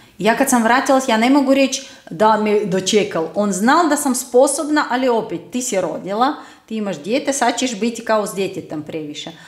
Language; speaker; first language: Croatian; non-native, fluent; Russian